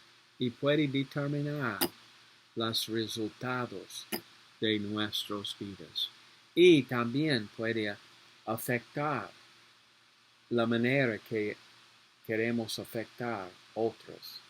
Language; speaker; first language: Spanish; non-native, learner; English